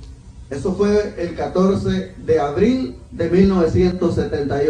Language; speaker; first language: Spanish; native; Spanish